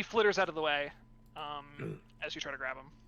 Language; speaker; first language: English; native; English